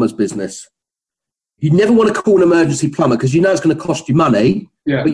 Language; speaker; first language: English; native; English